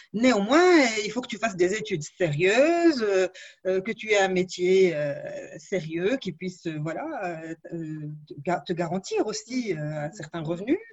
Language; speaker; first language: French; non-native, local second language; Arabic